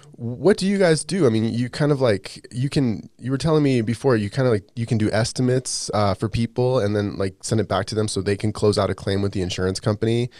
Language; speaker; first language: English; native; English